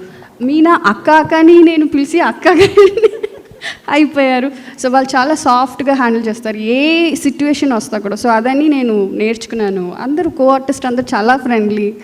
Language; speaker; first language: Telugu; non-native, fluent; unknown